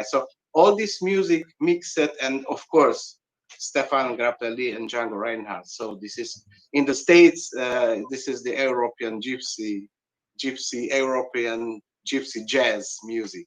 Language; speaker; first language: English; non-native, learner; Hungarian